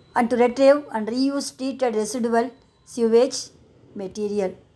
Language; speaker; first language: English; non-native, local second language; Tamil